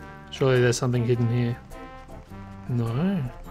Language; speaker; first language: English; native; English